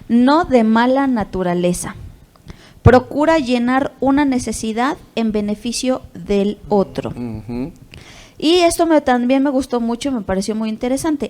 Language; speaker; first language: Spanish; native; Spanish